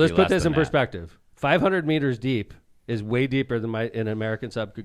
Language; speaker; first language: English; native; English